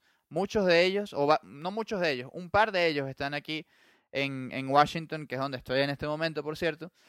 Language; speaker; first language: Spanish; native; Spanish